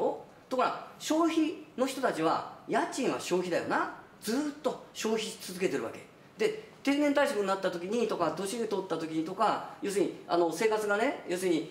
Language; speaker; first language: Japanese; native; Japanese